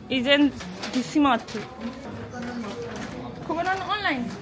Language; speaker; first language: Korean; non-native, learner; Urdu